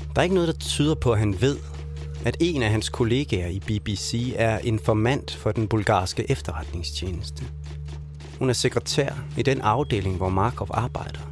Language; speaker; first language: Danish; native; Danish